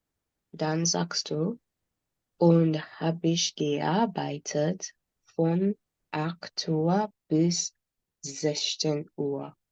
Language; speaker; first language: German; non-native, fluent; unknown